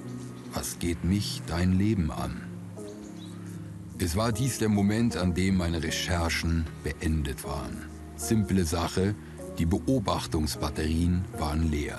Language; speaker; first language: German; native; German